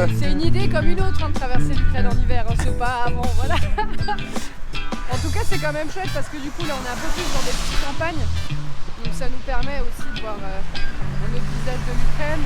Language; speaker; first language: French; native; French